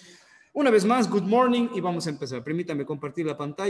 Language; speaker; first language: Spanish; native; Spanish